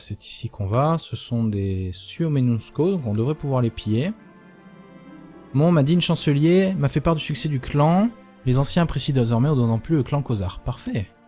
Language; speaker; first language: French; native; French